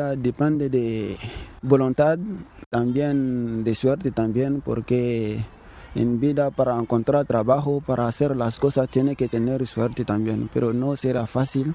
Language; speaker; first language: Spanish; non-native, learner; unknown